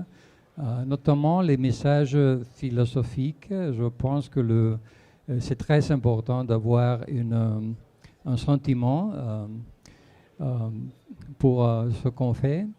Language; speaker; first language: French; non-native, fluent; Spanish